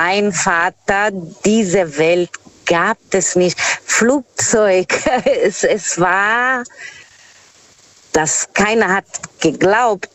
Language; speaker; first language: German; non-native, learner; Portuguese